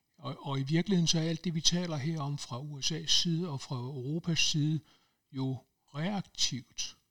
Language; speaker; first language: Danish; native; Danish